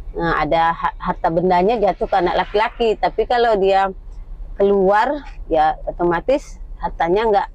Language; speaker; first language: Indonesian; native; Indonesian